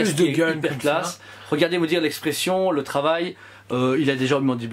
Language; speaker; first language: French; native; French